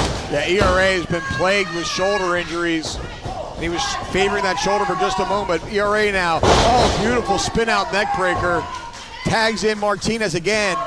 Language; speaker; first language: English; native; English